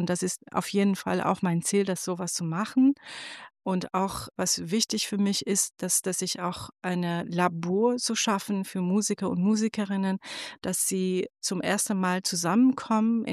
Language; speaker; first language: German; non-native, fluent; Persian